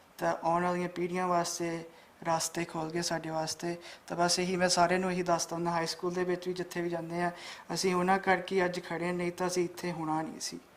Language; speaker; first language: Punjabi; early bilingual, heritage; Punjabi